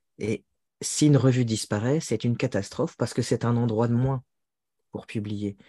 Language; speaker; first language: French; native; French